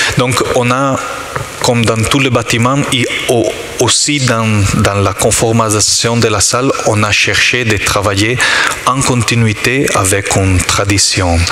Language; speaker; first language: French; non-native, learner; Italian